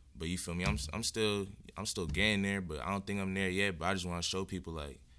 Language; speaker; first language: English; native; English